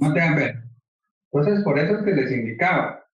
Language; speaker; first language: Spanish; native; Spanish